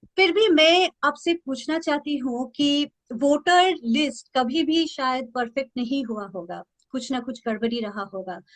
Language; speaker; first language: Hindi; non-native, local second language; Bangla